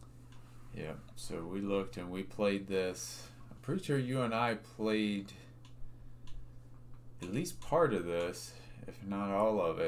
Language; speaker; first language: English; native; English